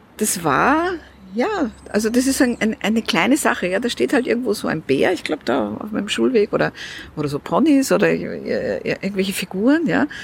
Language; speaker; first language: German; early bilingual, other home language; Russian